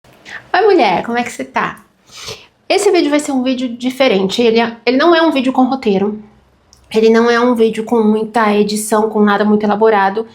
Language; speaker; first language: Portuguese; native; Portuguese